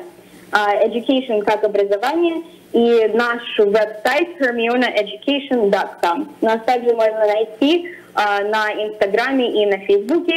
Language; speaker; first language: Russian; early bilingual, other home language; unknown